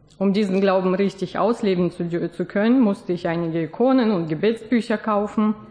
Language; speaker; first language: German; non-native, fluent; Russian